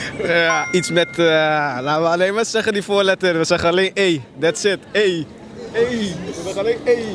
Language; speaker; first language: Dutch; native; Dutch